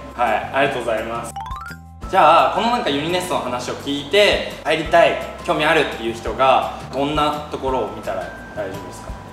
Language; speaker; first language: Japanese; native; Japanese